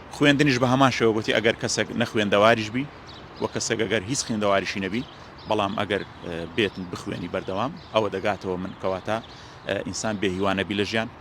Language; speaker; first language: Central Kurdish; native; Central Kurdish